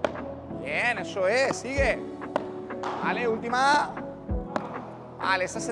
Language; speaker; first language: Spanish; native; Spanish